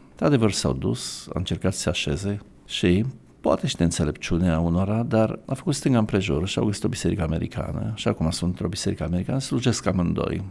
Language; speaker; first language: Romanian; native; Romanian